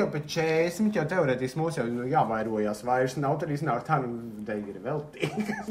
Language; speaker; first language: Latvian; native; Latvian